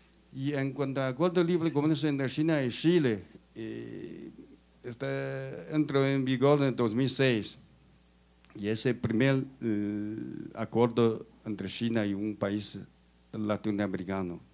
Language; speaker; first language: Spanish; non-native, fluent; Chinese